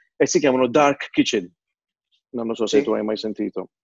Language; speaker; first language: Italian; non-native, fluent; Maltese